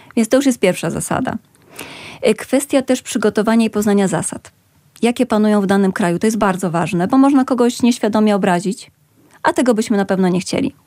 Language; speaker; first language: Polish; native; Polish